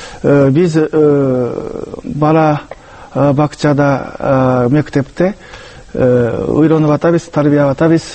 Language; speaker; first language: Kyrgyz; non-native, learner; Japanese